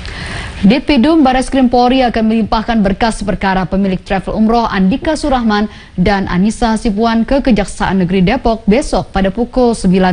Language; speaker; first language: Indonesian; native; Indonesian